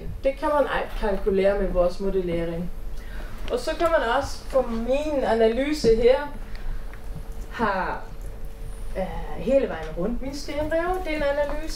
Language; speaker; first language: Danish; non-native, fluent; German